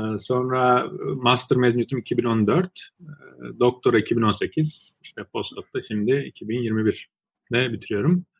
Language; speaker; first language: Turkish; early bilingual, other home language; Azerbaijani